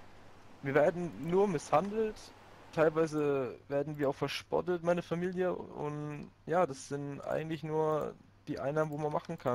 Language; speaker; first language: German; native; German